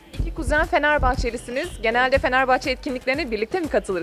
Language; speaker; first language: Turkish; native; Turkish